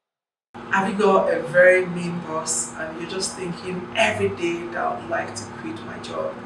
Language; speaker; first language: English; non-native, local second language; Yoruba